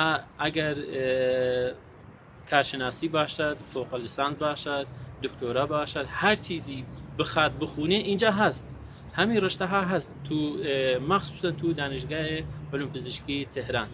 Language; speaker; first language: Persian; non-native, learner; Kurdish